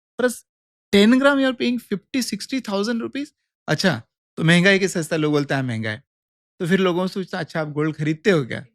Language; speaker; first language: Hindi; native; Hindi